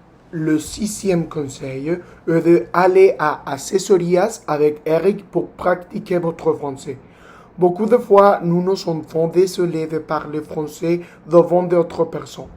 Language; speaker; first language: French; non-native, learner; Spanish